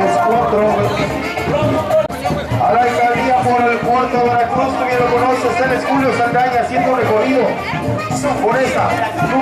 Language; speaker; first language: Spanish; native; Spanish